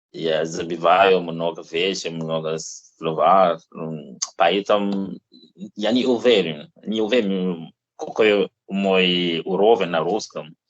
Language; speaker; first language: Russian; non-native, learner; English